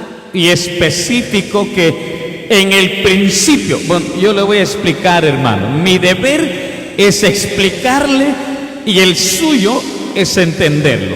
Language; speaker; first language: Spanish; native; Spanish